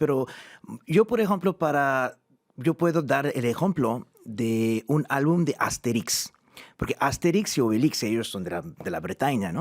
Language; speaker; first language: Spanish; non-native, fluent; French